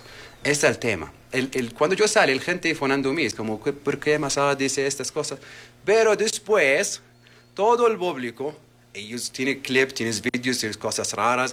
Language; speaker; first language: Spanish; non-native, learner; Arabic